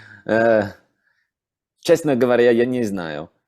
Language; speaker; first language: Russian; non-native, learner; English